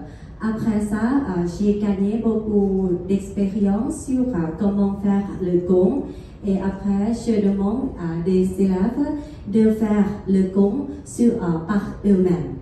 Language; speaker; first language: French; non-native, fluent; Thai